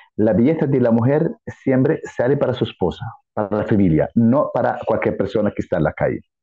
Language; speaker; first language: Spanish; non-native, fluent; Arabic